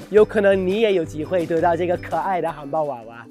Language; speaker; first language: Chinese; non-native, fluent; English